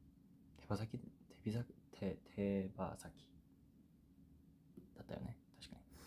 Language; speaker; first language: Japanese; non-native, fluent; Korean